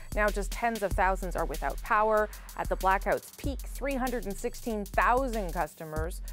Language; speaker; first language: English; native; English